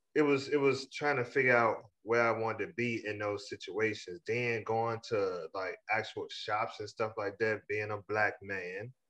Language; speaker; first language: English; native; English